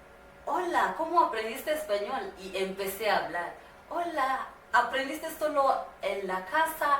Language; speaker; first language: Spanish; non-native, learner; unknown